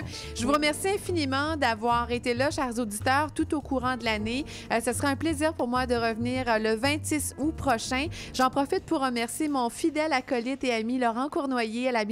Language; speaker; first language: French; native; French